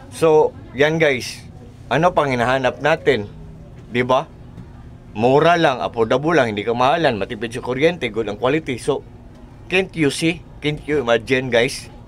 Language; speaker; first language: Filipino; non-native, local second language; Cebuano